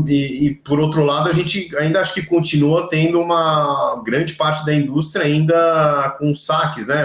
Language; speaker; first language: Portuguese; native; Portuguese